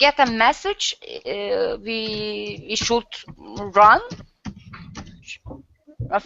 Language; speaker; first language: English; non-native, learner; Turkish